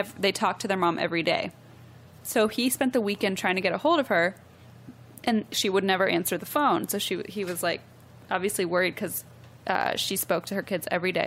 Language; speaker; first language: English; native; English